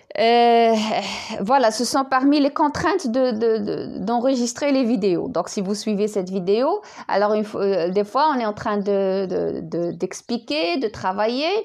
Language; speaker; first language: French; non-native, local second language; Arabic